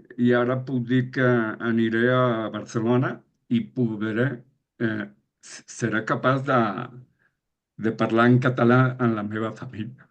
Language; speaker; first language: Catalan; non-native, fluent; Spanish